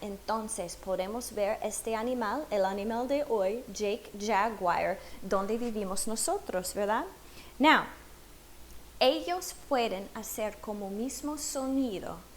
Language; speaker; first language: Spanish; non-native, fluent; English